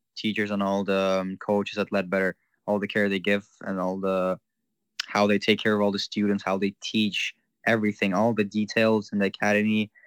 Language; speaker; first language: English; non-native, fluent; Ukrainian